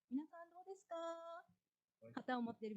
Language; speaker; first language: Japanese; native; Japanese